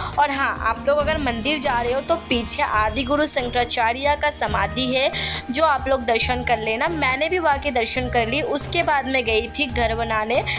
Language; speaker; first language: Hindi; non-native, local second language; Bangla